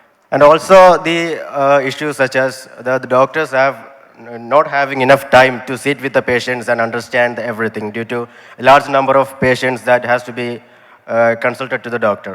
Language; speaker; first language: English; non-native, local second language; Malayalam